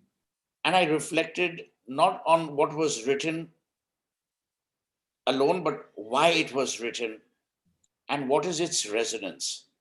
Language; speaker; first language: English; non-native, local second language; Hindi